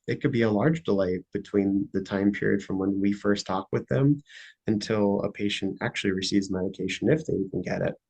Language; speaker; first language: English; native; English